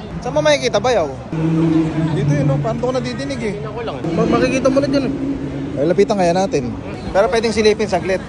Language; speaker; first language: Filipino; native; Filipino